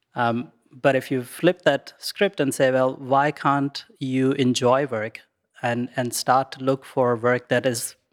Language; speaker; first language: English; non-native, local second language; Urdu